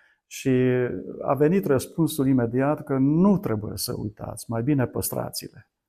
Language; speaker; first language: Romanian; non-native, local second language; Hungarian